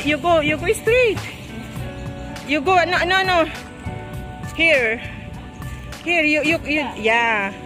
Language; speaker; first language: English; non-native, learner; Filipino